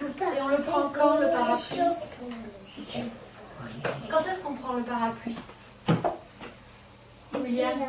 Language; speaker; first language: French; native; French